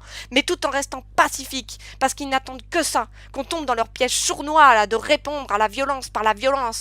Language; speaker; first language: French; native; French